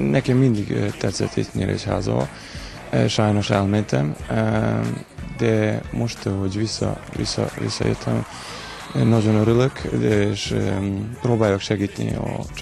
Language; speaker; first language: Hungarian; non-native, learner; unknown